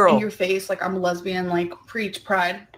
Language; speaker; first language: English; native; English